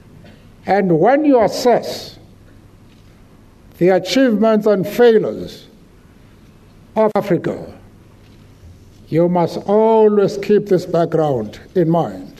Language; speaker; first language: English; non-native, local second language; Xhosa